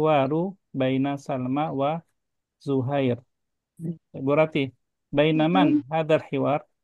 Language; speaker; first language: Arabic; non-native, fluent; Indonesian